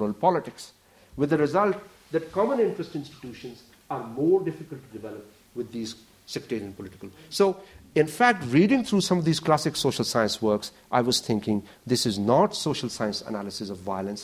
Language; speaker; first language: English; non-native, local second language; Urdu